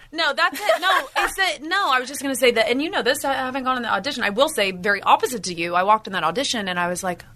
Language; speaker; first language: English; native; English